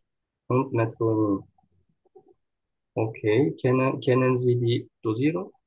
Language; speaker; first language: German; non-native, learner; Turkish